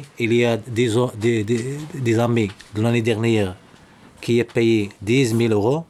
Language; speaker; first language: French; non-native, learner; Arabic